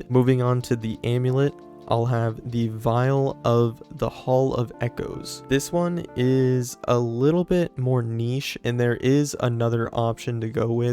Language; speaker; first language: English; native; English